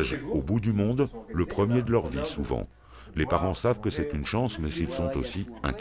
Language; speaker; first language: French; native; French